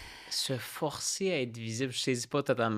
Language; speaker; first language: French; native; French